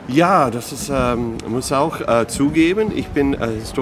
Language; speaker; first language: German; non-native, fluent; English